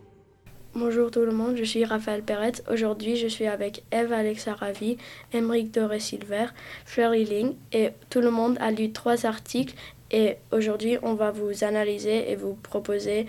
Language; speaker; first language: French; early bilingual, heritage; French